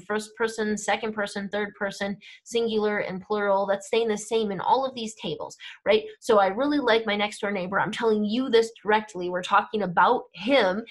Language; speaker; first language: English; native; English